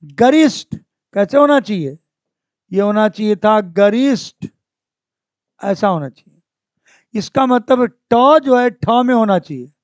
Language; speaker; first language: Hindi; native; Hindi